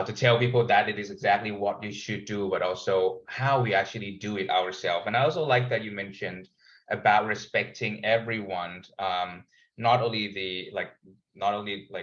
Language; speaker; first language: English; non-native, fluent; Thai